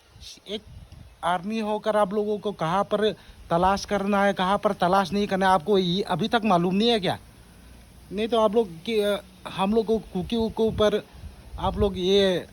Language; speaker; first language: Hindi; non-native, local second language; Thado Chin